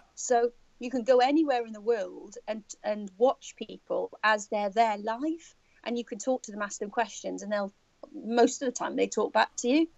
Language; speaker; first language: English; native; English